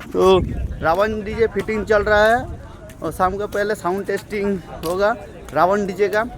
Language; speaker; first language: Hindi; non-native, local second language; Bangla